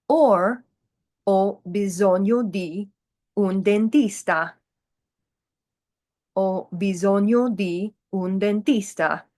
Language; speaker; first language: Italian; non-native, fluent; English